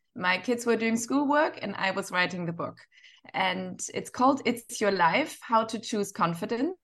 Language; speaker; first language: English; non-native, fluent; German